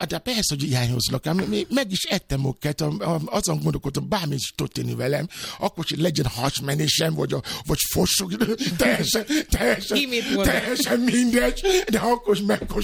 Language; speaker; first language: Hungarian; non-native, fluent; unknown